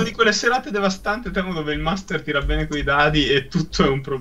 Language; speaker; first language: Italian; native; Italian